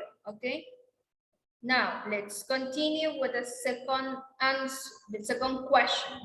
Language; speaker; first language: English; non-native, learner; Spanish